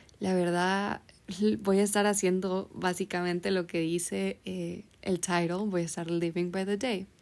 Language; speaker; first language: Spanish; early bilingual, heritage; Spanish